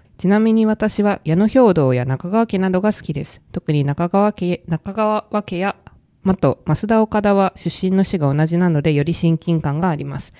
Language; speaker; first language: Japanese; native; Japanese